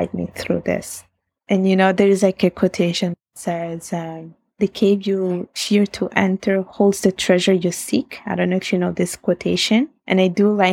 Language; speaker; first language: English; non-native, fluent; Italian